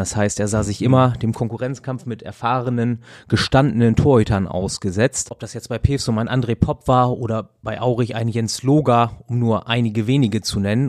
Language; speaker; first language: German; native; German